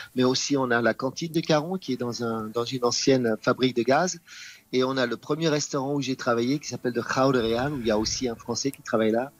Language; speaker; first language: French; non-native, fluent; Dutch